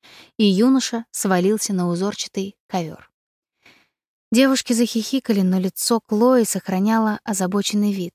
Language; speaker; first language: Russian; native; Russian